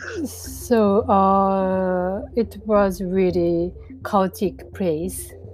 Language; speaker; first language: English; non-native, learner; Japanese